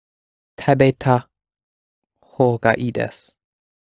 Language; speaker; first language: Japanese; non-native, learner; English